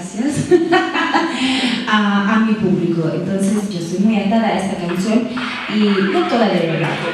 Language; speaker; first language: Spanish; non-native, learner; Italian